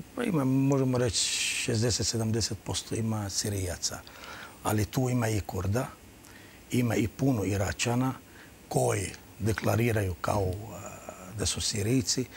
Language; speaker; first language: Croatian; non-native, fluent; Arabic